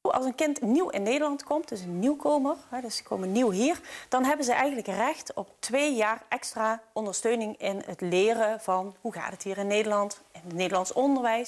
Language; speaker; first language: Dutch; native; Dutch